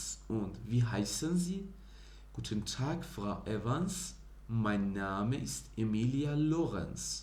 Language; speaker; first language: German; non-native, fluent; Persian